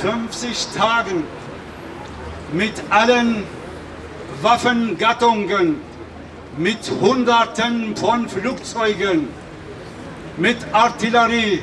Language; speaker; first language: German; non-native, fluent; Kurdish